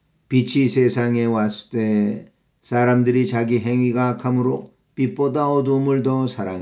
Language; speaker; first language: Korean; native; Korean